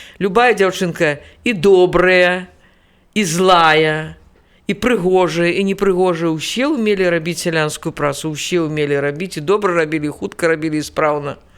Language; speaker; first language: Belarusian; native; Belarusian